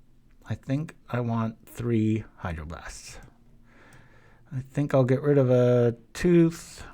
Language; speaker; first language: English; native; English